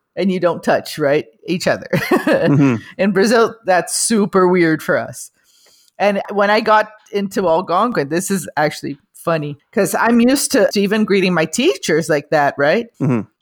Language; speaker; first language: English; non-native, fluent; Portuguese